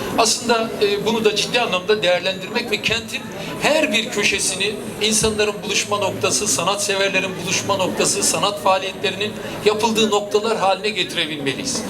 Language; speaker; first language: Turkish; native; Turkish